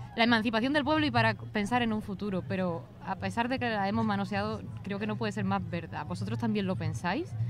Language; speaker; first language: Spanish; native; Spanish